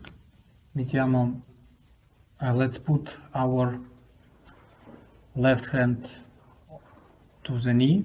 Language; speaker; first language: Italian; non-native, learner; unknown